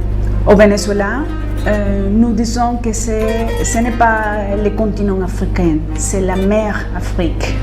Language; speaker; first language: French; non-native, fluent; Spanish